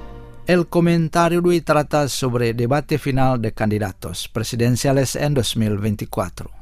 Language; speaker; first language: Spanish; non-native, fluent; Indonesian